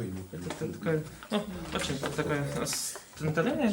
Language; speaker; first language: Russian; non-native, local second language; Latvian